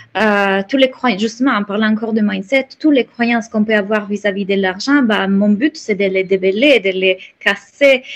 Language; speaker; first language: French; non-native, fluent; Italian